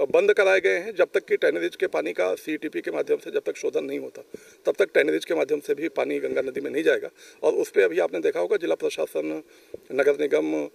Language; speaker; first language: Hindi; native; Hindi